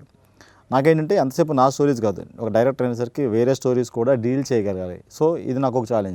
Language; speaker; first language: Telugu; native; Telugu